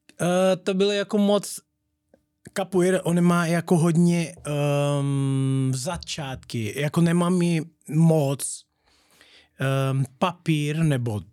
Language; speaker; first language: Czech; non-native, learner; Portuguese